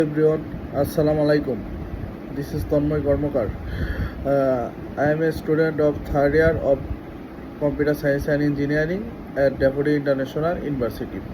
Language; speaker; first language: English; non-native, learner; Bangla